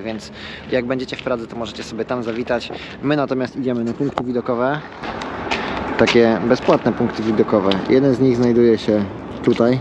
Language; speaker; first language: Polish; native; Polish